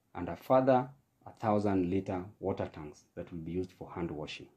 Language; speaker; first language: English; non-native, local second language; Luo (Kenya and Tanzania)